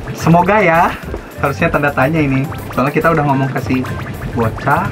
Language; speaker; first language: Indonesian; native; Indonesian